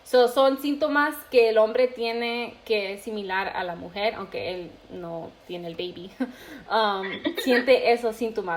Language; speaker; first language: Spanish; early bilingual, heritage; Spanish